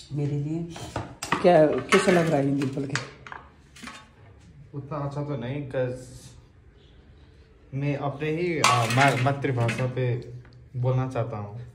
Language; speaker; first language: Hindi; non-native, learner; Nepali